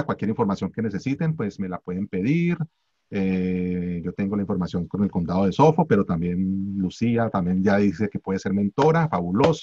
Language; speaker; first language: Spanish; native; Spanish